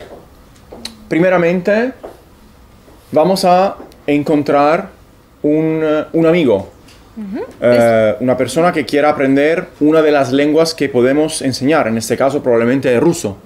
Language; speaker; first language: Spanish; non-native, fluent; Italian